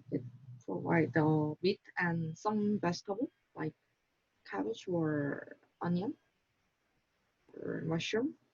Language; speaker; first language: English; non-native, learner; Korean